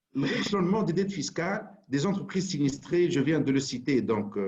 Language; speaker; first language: French; non-native, local second language; Arabic